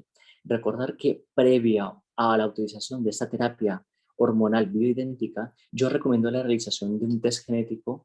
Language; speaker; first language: Spanish; native; Spanish